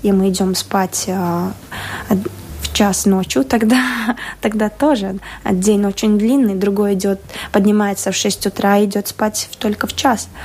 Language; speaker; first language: Russian; non-native, local second language; Latvian